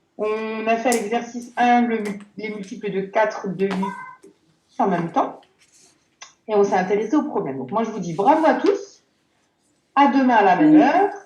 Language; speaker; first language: French; native; French